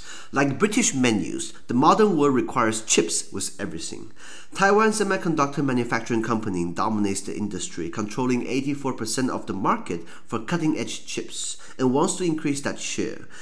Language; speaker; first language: English; non-native, fluent; Chinese